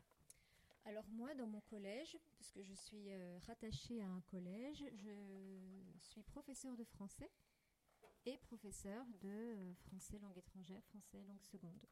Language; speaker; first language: French; native; French